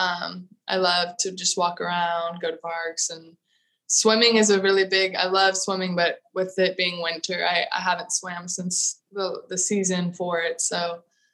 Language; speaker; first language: English; native; English